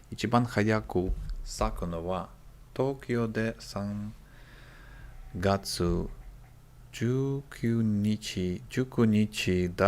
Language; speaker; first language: Japanese; non-native, learner; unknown